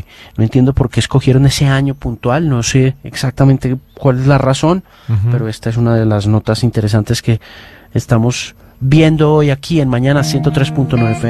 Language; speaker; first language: Spanish; native; Spanish